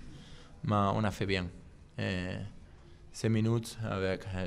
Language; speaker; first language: French; non-native, learner; Spanish